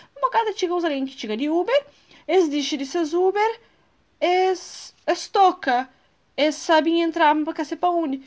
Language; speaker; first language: Portuguese; non-native, local second language; Kabuverdianu